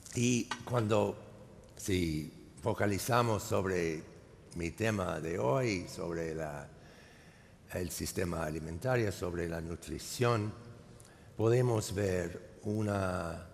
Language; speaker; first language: Spanish; non-native, fluent; English